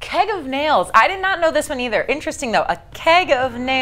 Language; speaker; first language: English; native; English